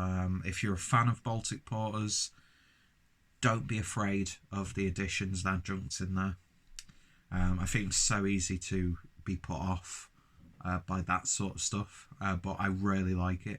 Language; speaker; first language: English; native; English